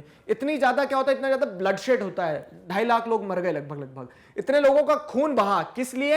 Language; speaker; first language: Hindi; native; Hindi